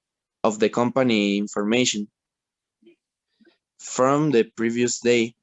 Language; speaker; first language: English; non-native, learner; Spanish